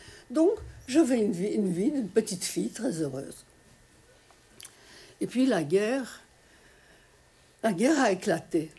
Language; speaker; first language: French; non-native, fluent; Polish